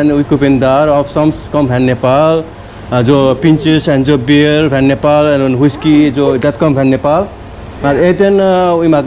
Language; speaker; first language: Dutch; non-native, learner; Nepali